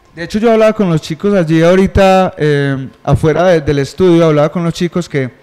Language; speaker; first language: Spanish; native; Spanish